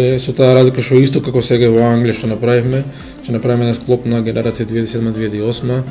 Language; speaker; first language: Macedonian; native; Macedonian